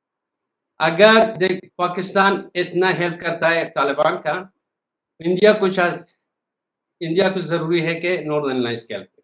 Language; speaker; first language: Hindi; non-native, learner; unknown